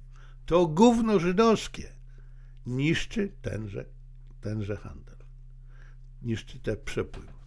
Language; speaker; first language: Polish; native; Polish